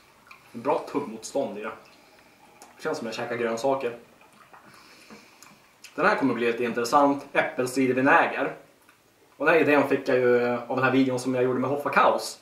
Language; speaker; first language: Swedish; native; Swedish